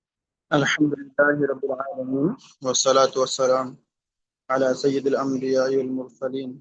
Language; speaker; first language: Arabic; non-native, fluent; Urdu